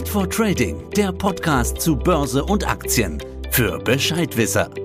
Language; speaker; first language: German; native; German